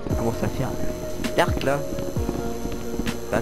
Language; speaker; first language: French; native; French